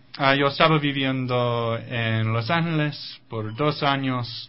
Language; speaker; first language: Spanish; non-native, fluent; English